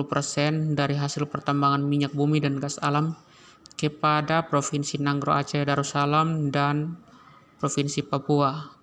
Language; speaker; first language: Indonesian; native; Indonesian